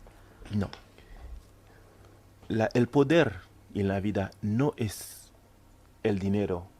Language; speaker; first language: Spanish; non-native, fluent; Haitian Creole